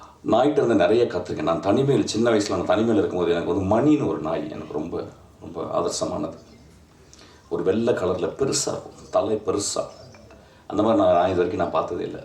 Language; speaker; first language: Tamil; native; Tamil